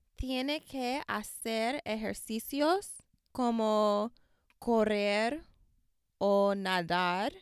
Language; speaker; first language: Spanish; non-native, learner; English